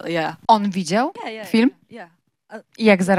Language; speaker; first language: Polish; native; Polish